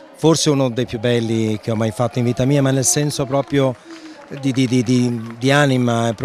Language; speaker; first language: Italian; native; Italian